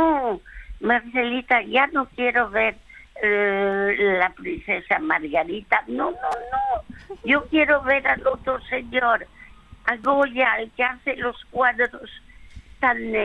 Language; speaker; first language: Spanish; early bilingual, other home language; French